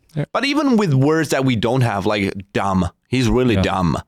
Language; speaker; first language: English; non-native, fluent; Czech